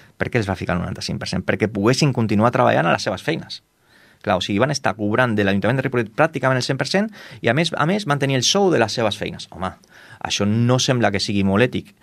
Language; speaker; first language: Catalan; non-native, local second language; Spanish